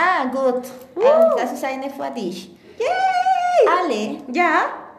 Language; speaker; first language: German; non-native, learner; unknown